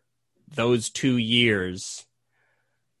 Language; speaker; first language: English; native; English